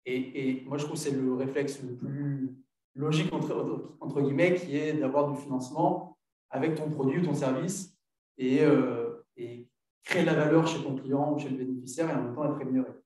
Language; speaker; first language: French; native; French